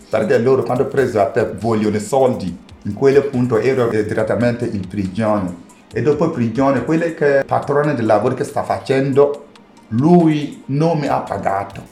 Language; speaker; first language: Italian; non-native, learner; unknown